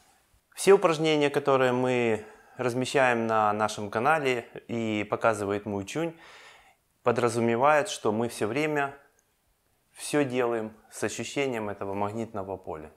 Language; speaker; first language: Russian; native; Russian